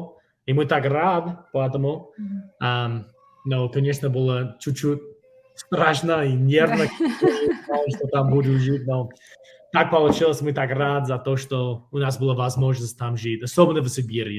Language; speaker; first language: Russian; non-native, fluent; English